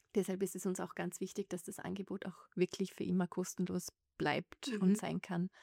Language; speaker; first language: German; native; German